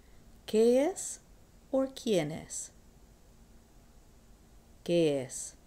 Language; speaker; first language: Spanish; non-native, fluent; English